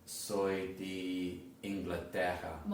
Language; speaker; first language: Spanish; non-native, learner; English